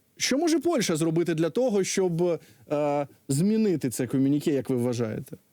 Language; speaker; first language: Ukrainian; native; Ukrainian